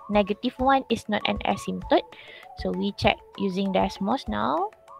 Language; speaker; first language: English; non-native, local second language; Malay